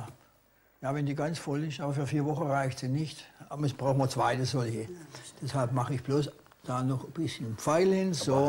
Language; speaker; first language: German; native; German